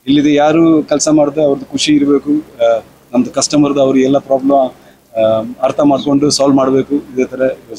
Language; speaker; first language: Kannada; non-native, local second language; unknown